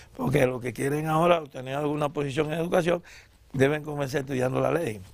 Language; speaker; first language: Spanish; native; Spanish